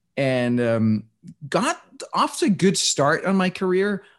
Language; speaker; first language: English; non-native, fluent; Danish